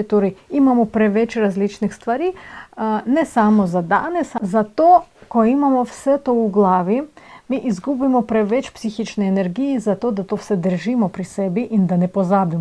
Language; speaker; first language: Slovenian; non-native, fluent; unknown